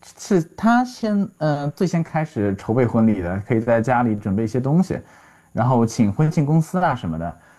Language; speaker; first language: Chinese; native; Chinese